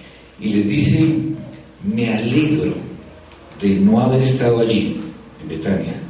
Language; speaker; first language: Spanish; native; Spanish